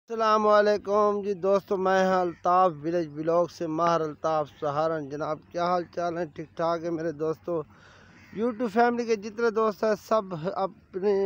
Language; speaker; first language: Urdu; non-native, local second language; Saraiki